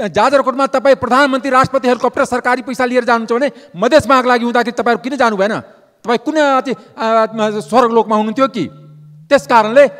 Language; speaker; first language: Nepali; non-native, local second language; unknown